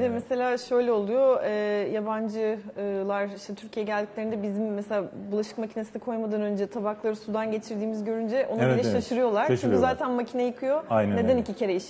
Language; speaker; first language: Turkish; native; Turkish